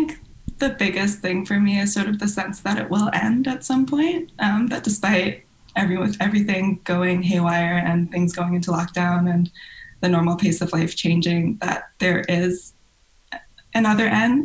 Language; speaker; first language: English; non-native, local second language; Cantonese